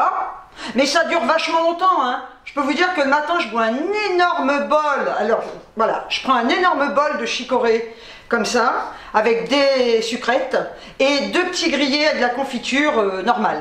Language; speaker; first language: French; native; French